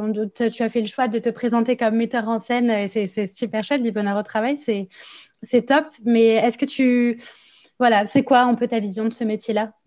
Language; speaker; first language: French; native; French